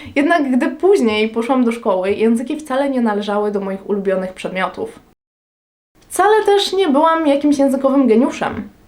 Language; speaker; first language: Polish; native; Polish